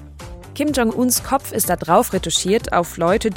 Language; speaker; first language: German; native; German